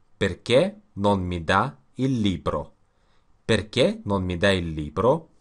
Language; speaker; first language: Italian; non-native, learner; Russian